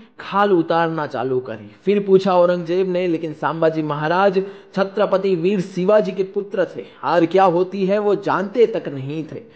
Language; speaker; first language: Hindi; non-native, local second language; Gujarati